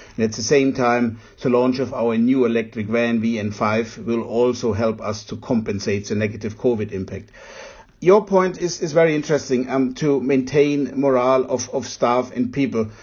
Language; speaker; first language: English; non-native, fluent; German